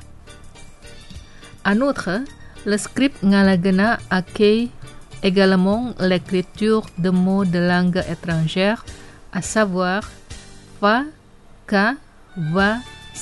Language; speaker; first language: French; non-native, fluent; Indonesian